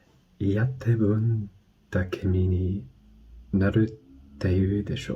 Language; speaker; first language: Japanese; non-native, learner; English